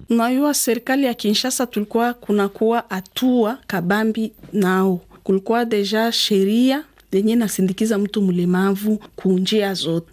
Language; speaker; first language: Swahili; native; Swahili